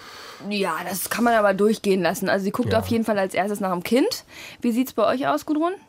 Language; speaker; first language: German; native; German